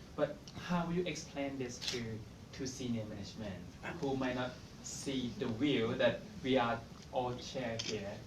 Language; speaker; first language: English; non-native, fluent; Thai